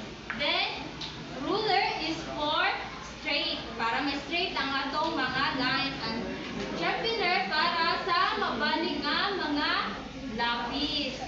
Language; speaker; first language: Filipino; non-native, local second language; Cebuano